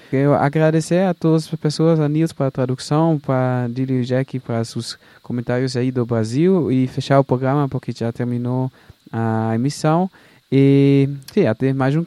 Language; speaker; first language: Portuguese; non-native, fluent; German